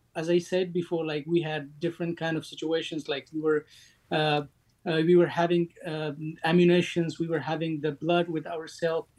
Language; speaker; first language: English; non-native, fluent; Persian